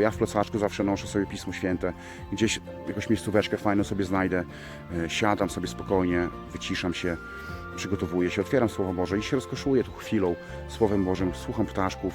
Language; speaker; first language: Polish; native; Polish